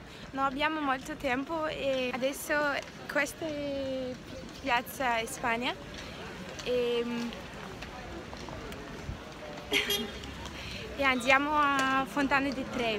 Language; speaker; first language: Italian; non-native, learner; Russian